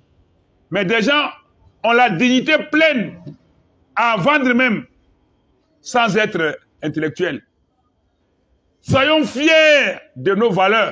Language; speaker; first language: French; non-native, local second language; Bambara